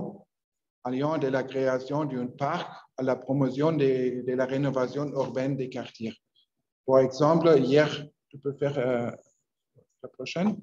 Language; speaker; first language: French; non-native, learner; Spanish